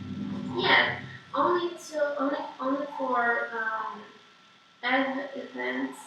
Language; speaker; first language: English; non-native, learner; Portuguese